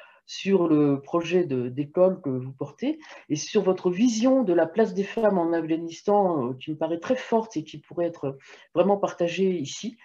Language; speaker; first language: French; native; French